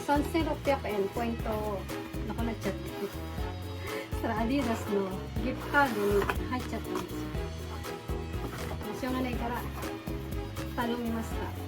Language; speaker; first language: Japanese; non-native, fluent; Filipino